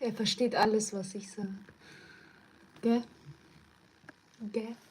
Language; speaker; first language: German; early bilingual, other home language; Turkish